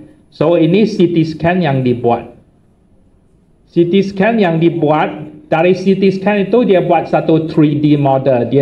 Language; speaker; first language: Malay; non-native, local second language; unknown